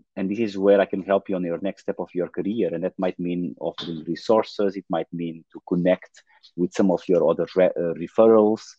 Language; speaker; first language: English; non-native, fluent; Portuguese